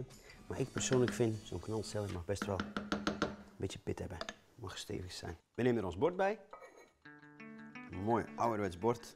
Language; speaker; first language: Dutch; native; Dutch